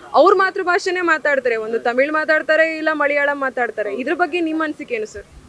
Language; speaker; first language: Kannada; native; Kannada